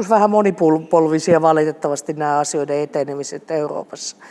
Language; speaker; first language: Finnish; native; Finnish